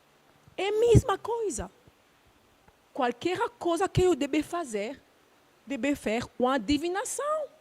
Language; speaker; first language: Portuguese; non-native, learner; Luba-Lulua